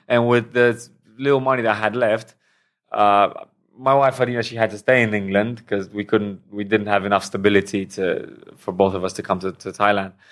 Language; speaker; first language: English; non-native, fluent; Romanian